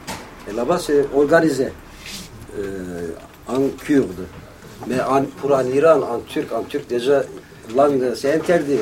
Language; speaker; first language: French; non-native, learner; Kurdish